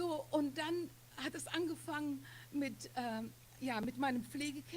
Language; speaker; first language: German; non-native, fluent; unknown